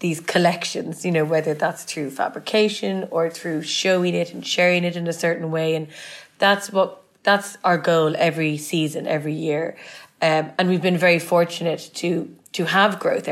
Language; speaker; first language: English; native; English